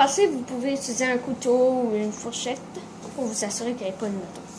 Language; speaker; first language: French; native; French